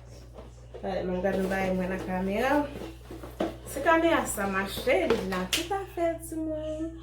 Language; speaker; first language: French; non-native, learner; Haitian Creole